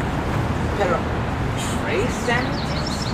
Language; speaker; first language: Spanish; non-native, learner; English